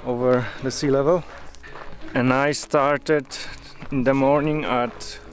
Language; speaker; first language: English; non-native, fluent; Polish